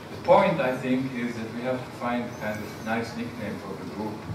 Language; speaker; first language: English; non-native, fluent; Hebrew